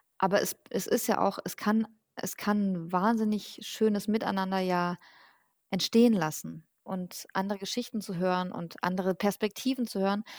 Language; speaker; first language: German; early bilingual, other home language; Persian